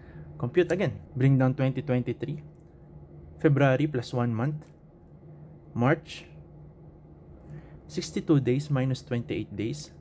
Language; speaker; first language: English; non-native, local second language; Filipino